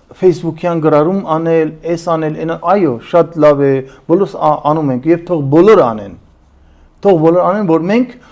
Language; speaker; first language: Armenian; early bilingual, heritage; Armenian